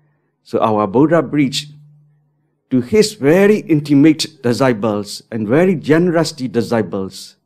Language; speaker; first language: English; non-native, learner; Burmese